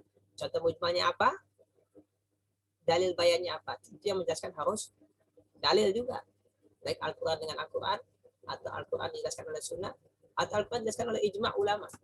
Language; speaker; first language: Indonesian; native; Indonesian